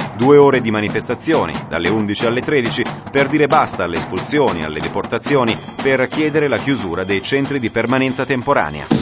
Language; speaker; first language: Italian; native; Italian